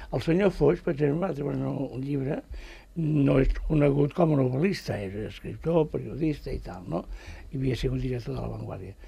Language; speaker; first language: Catalan; native; Catalan